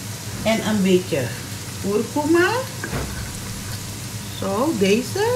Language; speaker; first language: Dutch; non-native, local second language; Caribbean Hindustani